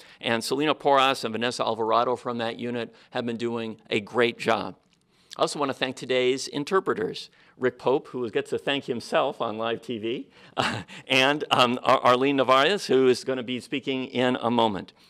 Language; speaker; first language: English; native; English